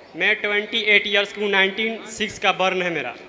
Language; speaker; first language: Hindi; native; Hindi